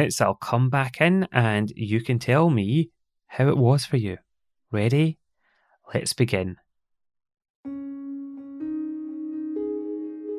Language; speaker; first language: English; native; English